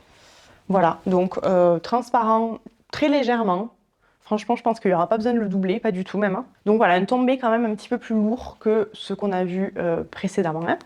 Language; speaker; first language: French; native; French